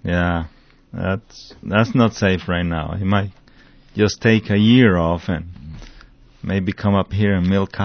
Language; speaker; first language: English; non-native, fluent; Spanish